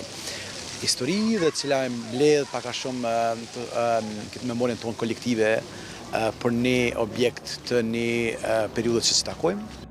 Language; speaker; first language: Albanian; native; Albanian